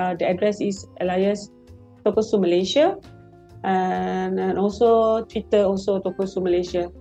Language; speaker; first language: English; non-native, local second language; Malay